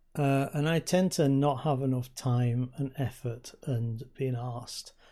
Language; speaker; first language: English; native; English